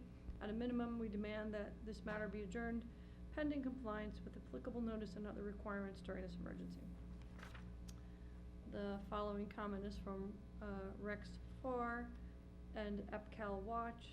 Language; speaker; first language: English; native; English